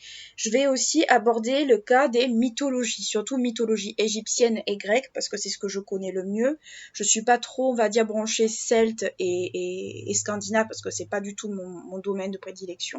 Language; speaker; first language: French; native; French